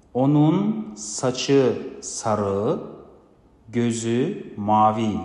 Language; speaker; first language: Turkish; non-native, fluent; Kazakh